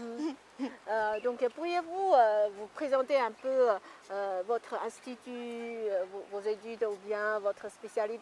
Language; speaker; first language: French; non-native, fluent; Chinese